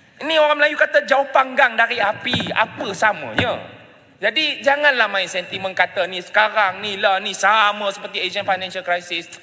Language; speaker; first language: Malay; non-native, local second language; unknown